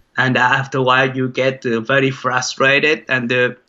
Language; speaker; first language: English; non-native, fluent; Japanese